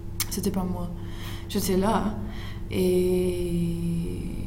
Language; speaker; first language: French; non-native, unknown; English